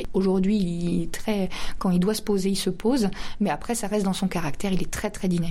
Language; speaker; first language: French; native; French